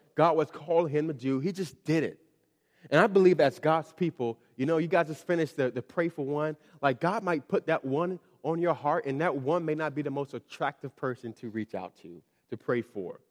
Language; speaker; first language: English; native; English